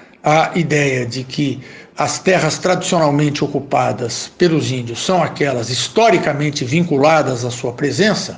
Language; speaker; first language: Portuguese; native; Portuguese